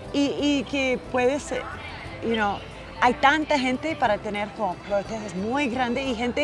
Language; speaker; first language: Spanish; non-native, fluent; English